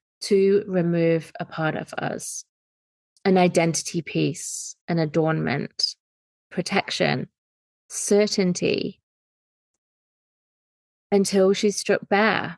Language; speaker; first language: English; native; English